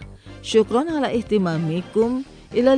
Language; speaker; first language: Arabic; non-native, fluent; Indonesian